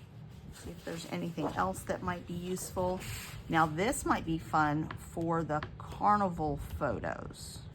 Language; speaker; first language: English; native; English